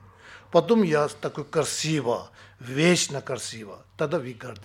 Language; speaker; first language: Russian; non-native, learner; Tibetan